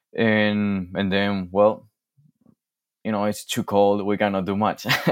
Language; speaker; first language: English; non-native, fluent; Spanish